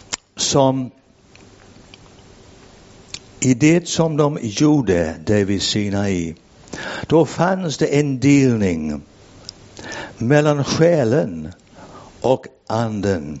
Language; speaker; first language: Swedish; non-native, fluent; English